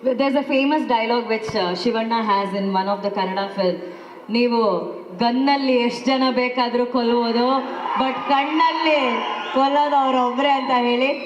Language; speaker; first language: Kannada; native; Kannada